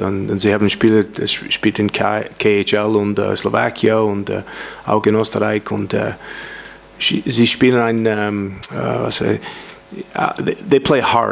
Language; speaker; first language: German; non-native, learner; English